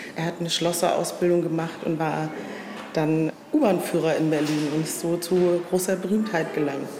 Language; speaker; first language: German; native; German